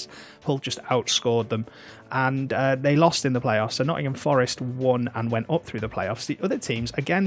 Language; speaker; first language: English; native; English